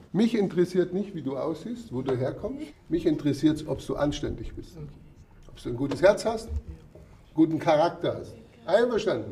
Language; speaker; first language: German; native; German